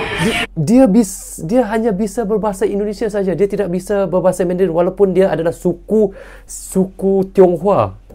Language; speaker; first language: Malay; native; Malay